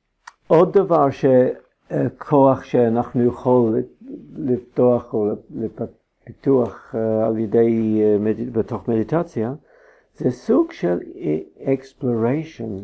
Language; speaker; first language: Hebrew; non-native, fluent; English